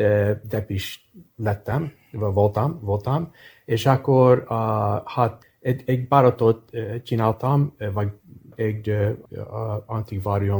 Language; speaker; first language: Hungarian; early bilingual, heritage; English